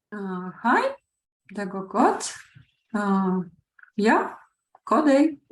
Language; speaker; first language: Danish; non-native, learner; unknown